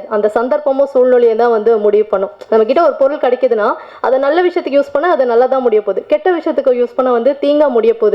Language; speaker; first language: Tamil; native; Tamil